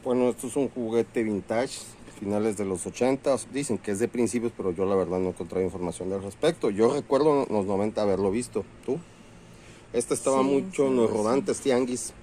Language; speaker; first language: Spanish; native; Spanish